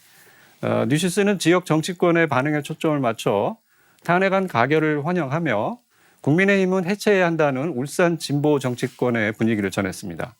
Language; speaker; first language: Korean; native; Korean